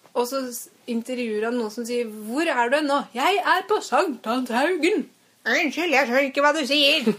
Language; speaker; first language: Norwegian; native; Norwegian